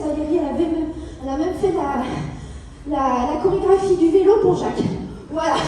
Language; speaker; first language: French; native; French